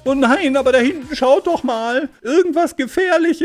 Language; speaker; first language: German; native; German